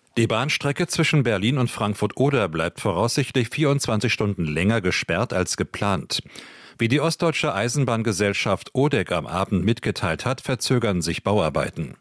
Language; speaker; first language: German; native; German